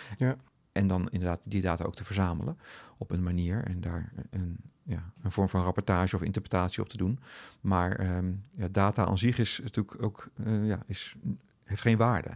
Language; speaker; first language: Dutch; native; Dutch